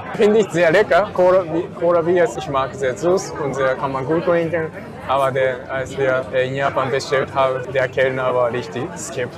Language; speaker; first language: German; non-native, learner; Japanese